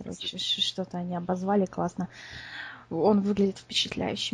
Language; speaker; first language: Russian; native; Russian